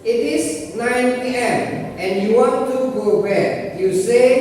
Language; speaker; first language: English; non-native, fluent; Indonesian